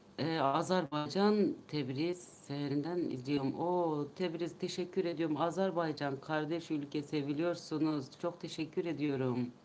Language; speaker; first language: Turkish; non-native, local second language; Kurdish